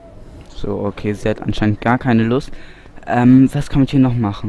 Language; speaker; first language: German; native; German